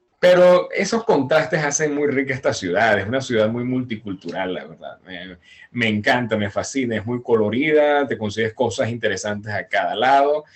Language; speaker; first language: Spanish; native; Spanish